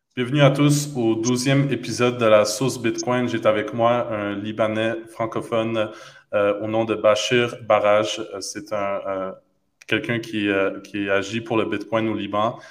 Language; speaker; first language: French; native; French